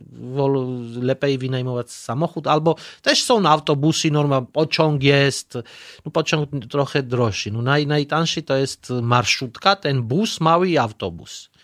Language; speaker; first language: Polish; non-native, learner; Georgian